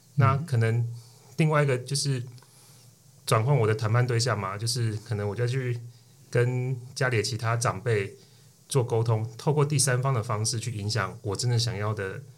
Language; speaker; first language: Chinese; native; Chinese